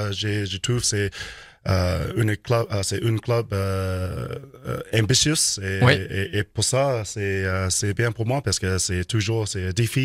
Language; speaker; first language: French; non-native, learner; English